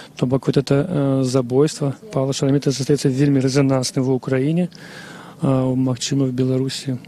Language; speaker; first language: Russian; non-native, local second language; Belarusian